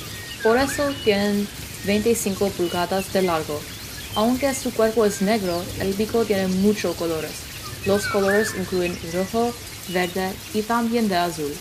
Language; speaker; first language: Spanish; non-native, learner; English